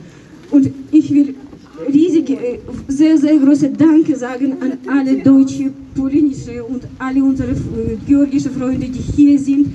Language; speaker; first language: German; non-native, fluent; Ukrainian